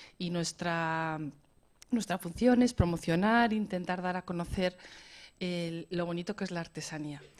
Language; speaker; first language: Spanish; native; Spanish